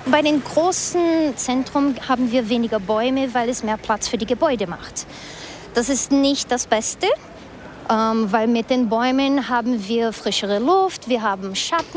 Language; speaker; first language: German; early bilingual, other home language; Portuguese